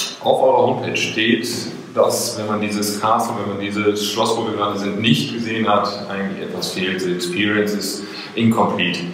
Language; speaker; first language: German; native; German